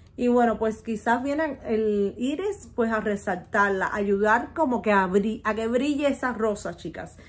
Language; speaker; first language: Spanish; native; Spanish